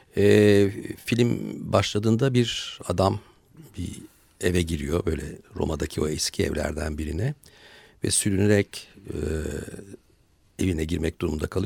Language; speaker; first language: Turkish; native; Turkish